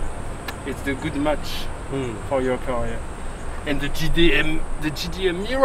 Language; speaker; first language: English; non-native, learner; French